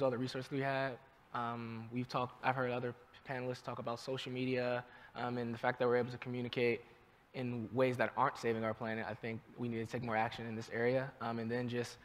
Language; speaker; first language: English; native; English